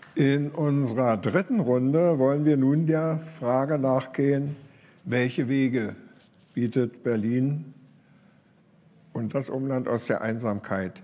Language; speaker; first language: German; native; German